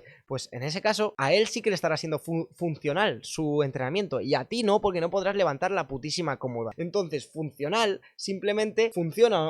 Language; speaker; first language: Spanish; native; Spanish